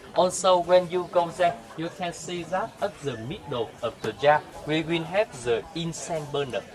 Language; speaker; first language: English; non-native, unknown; Vietnamese